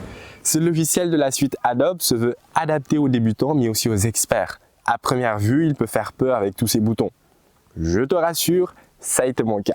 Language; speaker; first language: French; native; French